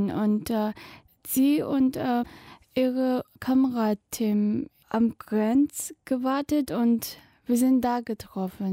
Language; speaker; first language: German; non-native, fluent; Tibetan